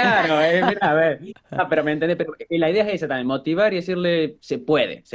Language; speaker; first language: Spanish; native; Spanish